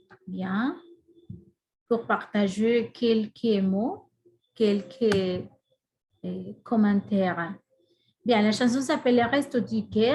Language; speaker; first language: French; non-native, fluent; Spanish